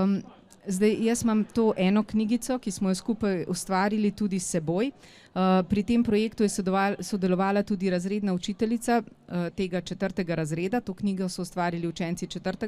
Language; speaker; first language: Slovenian; native; Slovenian